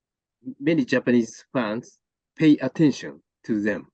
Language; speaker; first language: English; non-native, learner; Japanese